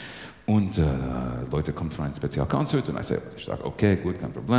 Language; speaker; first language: German; non-native, learner; English